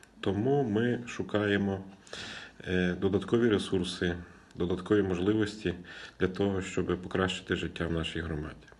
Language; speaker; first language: Ukrainian; native; Ukrainian